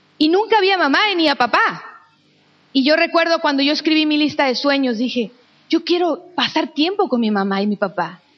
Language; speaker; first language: Spanish; native; Spanish